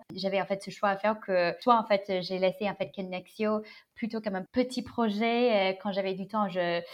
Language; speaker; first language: French; non-native, fluent; English